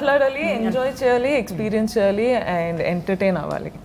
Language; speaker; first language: Telugu; non-native, learner; Marathi